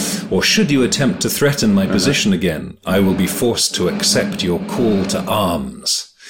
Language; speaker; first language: English; native; English